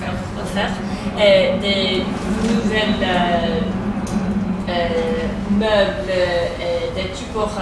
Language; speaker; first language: French; non-native, fluent; English